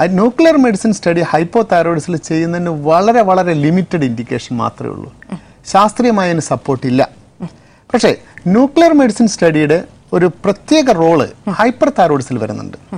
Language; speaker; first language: Malayalam; native; Malayalam